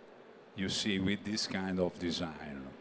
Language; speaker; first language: English; non-native, learner; Italian